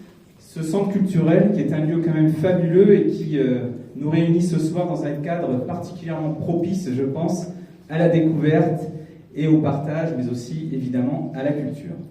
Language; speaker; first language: French; native; French